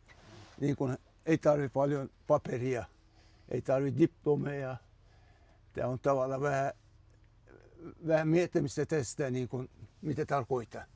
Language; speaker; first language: Finnish; non-native, fluent; Turkish